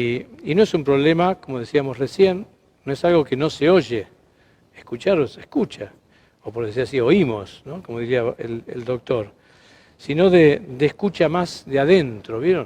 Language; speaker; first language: Spanish; native; Spanish